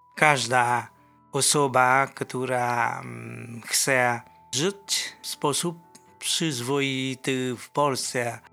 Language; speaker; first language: Polish; non-native, fluent; Vietnamese